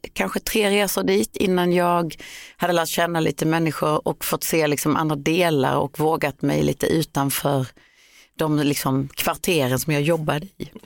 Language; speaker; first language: Swedish; native; Swedish